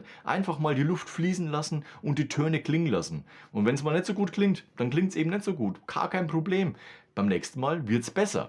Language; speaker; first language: German; native; German